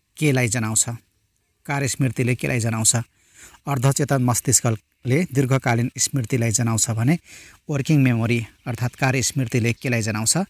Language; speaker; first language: Nepali; non-native, local second language; Rana Tharu